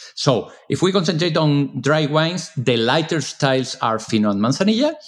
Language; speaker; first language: English; non-native, fluent; Spanish